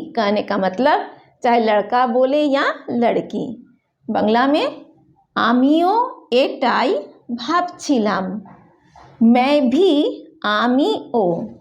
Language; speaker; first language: Hindi; native; Hindi